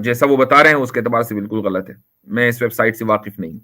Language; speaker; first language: Hindi; native; Hindi